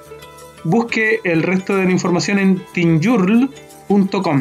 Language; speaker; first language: Spanish; native; Spanish